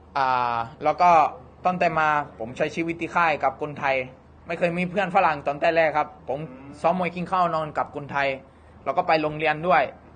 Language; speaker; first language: Thai; non-native, fluent; Spanish